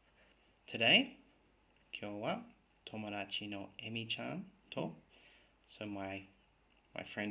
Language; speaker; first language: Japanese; non-native, fluent; English